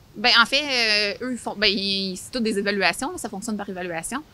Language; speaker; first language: French; native; French